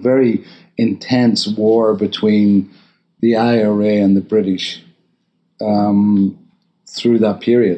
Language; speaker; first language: English; native; English